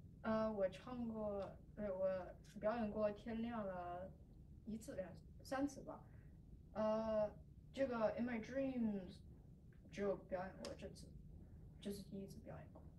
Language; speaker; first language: Chinese; early bilingual, heritage; Chinese